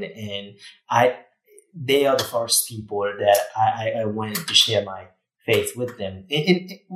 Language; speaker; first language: English; non-native, fluent; Japanese